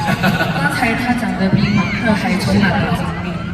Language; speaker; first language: Chinese; native; Chinese